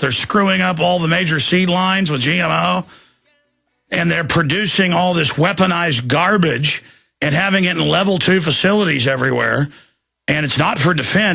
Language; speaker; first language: English; native; English